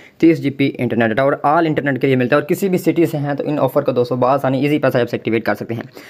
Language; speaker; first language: Urdu; non-native, local second language; Punjabi